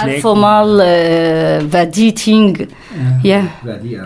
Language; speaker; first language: Danish; non-native, learner; Kurdish